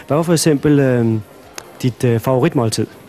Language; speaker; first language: Danish; native; Danish